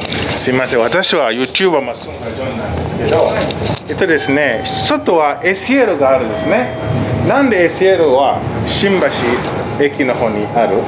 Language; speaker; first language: Japanese; non-native, learner; Swahili